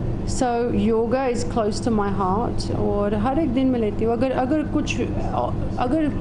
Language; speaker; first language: Hindi; non-native, fluent; English